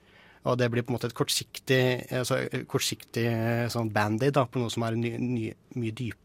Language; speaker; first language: Norwegian; native; Norwegian